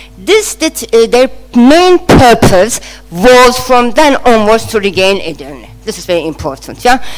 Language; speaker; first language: English; non-native, fluent; Turkish